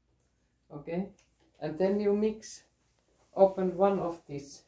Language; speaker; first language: English; non-native, learner; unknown